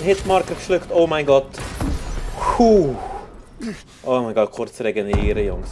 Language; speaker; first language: German; native; German